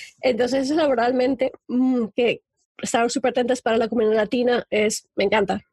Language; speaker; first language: Spanish; native; Spanish